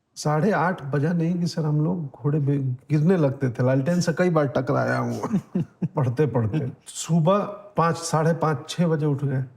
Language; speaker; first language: Hindi; native; Hindi